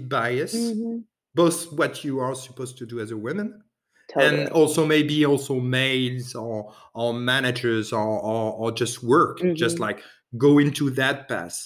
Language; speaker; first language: English; non-native, fluent; French